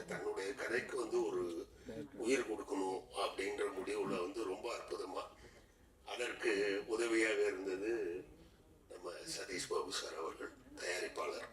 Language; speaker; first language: Tamil; native; Tamil